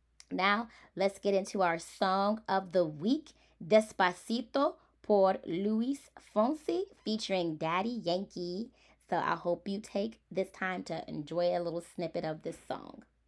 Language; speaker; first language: English; native; English